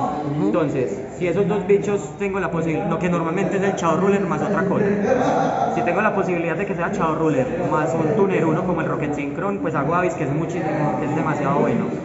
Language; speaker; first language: Spanish; native; Spanish